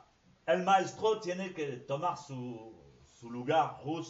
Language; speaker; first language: Spanish; non-native, fluent; French